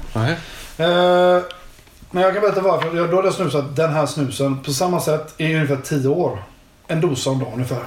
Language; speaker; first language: Swedish; native; Swedish